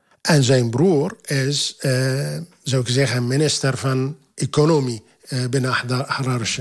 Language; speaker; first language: Dutch; non-native, fluent; Arabic